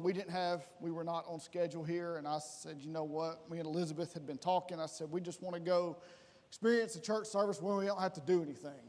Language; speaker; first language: English; native; English